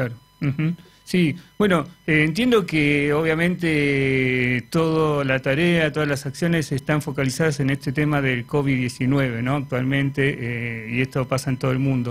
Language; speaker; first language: Spanish; native; Spanish